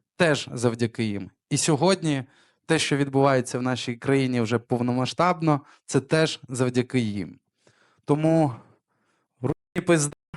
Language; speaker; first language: Ukrainian; early bilingual, other home language; Armenian